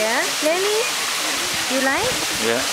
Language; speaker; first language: English; non-native, learner; Thai